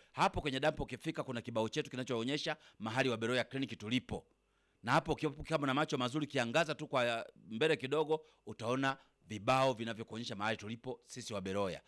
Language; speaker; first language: Swahili; native; Swahili